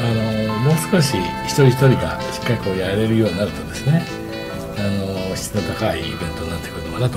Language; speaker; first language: Japanese; native; Japanese